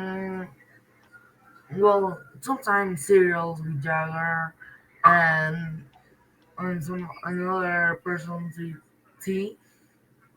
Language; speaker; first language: English; non-native, learner; Spanish